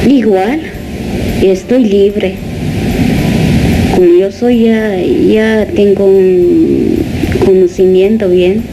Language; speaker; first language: Spanish; non-native, local second language; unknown